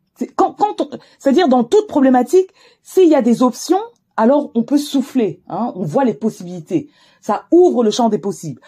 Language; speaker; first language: French; native; French